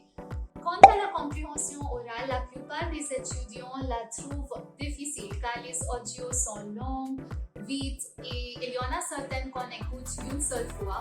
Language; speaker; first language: French; non-native, fluent; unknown